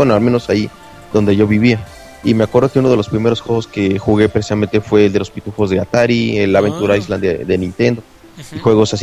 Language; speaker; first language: Spanish; native; Spanish